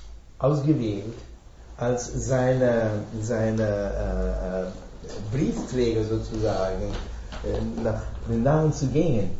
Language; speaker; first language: German; non-native, fluent; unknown